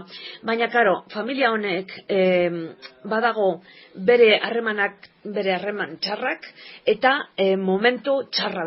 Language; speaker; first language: Basque; non-native, local second language; Spanish